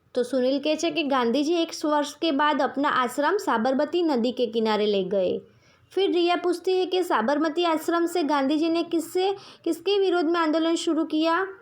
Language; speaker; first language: Hindi; non-native, local second language; Gujarati